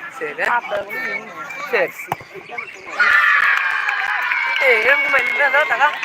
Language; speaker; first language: Hindi; non-native, local second language; Bangla